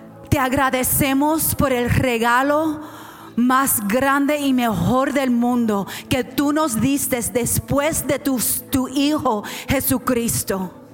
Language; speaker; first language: Spanish; native; Spanish